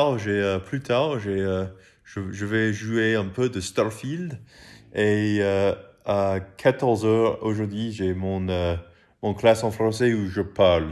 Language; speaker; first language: French; non-native, learner; English